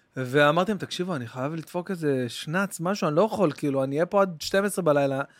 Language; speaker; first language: Hebrew; native; Hebrew